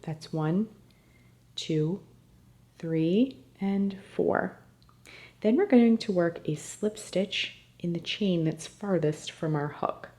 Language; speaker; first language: English; native; English